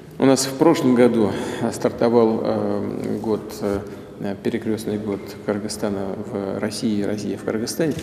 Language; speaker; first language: Russian; native; Russian